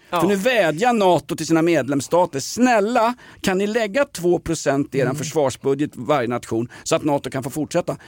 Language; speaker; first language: Swedish; native; Swedish